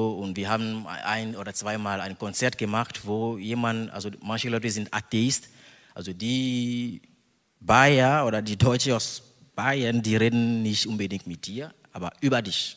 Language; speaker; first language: German; non-native, fluent; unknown